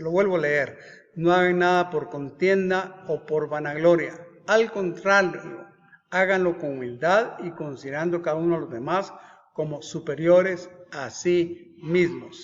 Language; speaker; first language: Spanish; native; Spanish